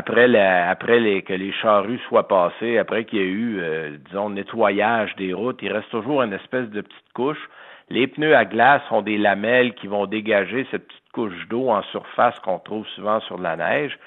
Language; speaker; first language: French; native; French